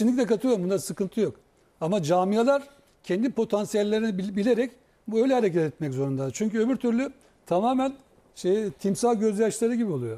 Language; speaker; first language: Turkish; native; Turkish